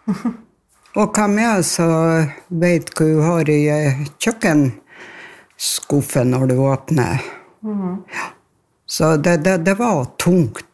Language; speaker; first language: Norwegian; native; Norwegian